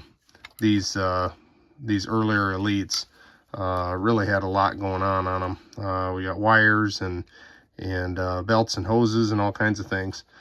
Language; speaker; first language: English; native; English